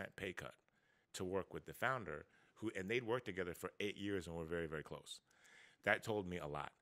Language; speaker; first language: English; native; English